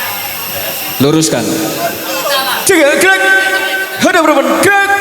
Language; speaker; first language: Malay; non-native, local second language; Javanese